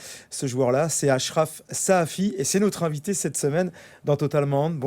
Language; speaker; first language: French; native; French